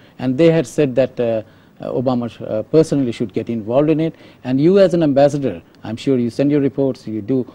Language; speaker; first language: English; non-native, local second language; Bangla